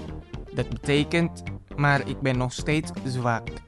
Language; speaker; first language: Dutch; non-native, learner; Indonesian